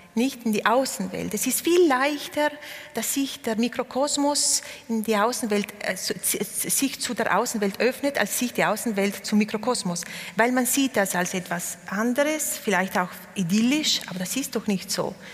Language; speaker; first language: German; non-native, local second language; Ladin